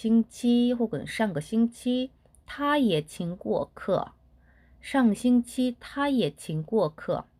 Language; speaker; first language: Chinese; non-native, fluent; Korean